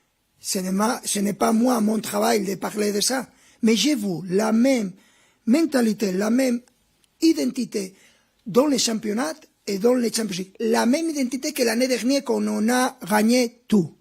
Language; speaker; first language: French; non-native, fluent; Spanish